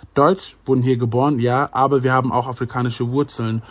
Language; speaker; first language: German; native; German